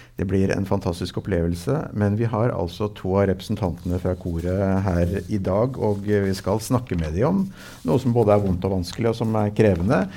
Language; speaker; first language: Norwegian; native; Norwegian